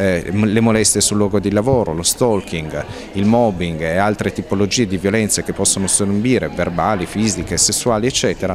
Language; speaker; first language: Italian; native; Italian